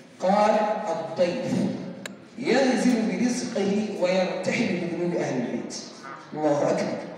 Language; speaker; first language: Arabic; non-native, learner; Hausa